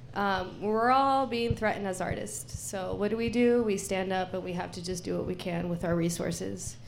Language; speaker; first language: English; native; English